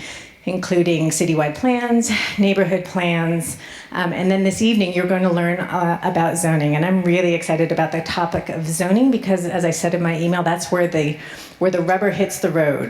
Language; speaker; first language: English; native; English